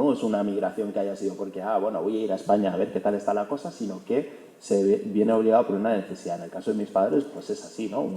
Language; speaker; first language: Spanish; early bilingual, other home language; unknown